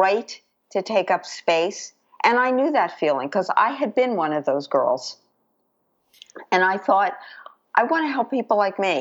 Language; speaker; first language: English; native; English